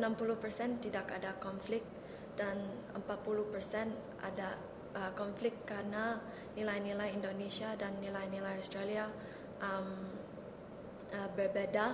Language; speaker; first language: Indonesian; early bilingual, heritage; Indonesian